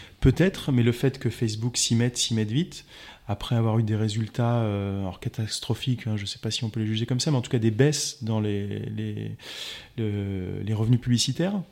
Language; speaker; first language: French; native; French